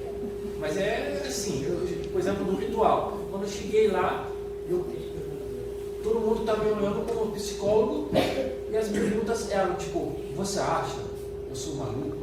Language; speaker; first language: Portuguese; non-native, fluent; German